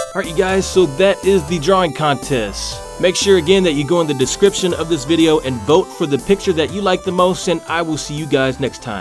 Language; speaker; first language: English; native; English